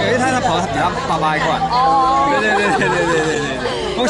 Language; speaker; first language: Chinese; native; Chinese